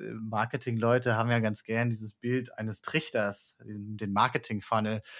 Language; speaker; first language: German; native; German